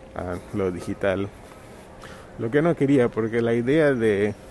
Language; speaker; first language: Spanish; non-native, fluent; Portuguese